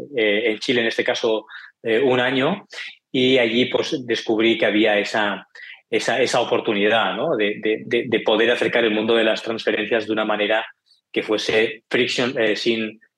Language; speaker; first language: Spanish; native; Spanish